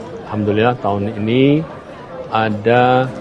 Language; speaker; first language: Indonesian; native; Indonesian